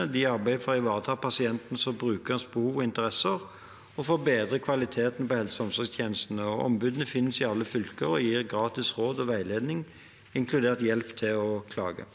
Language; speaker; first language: Norwegian; native; Norwegian